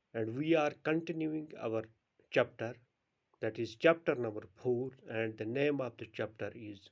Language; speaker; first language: English; non-native, local second language; Urdu